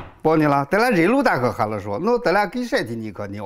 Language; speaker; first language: Russian; non-native, learner; Chinese